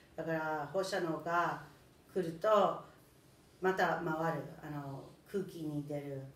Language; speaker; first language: Japanese; non-native, learner; English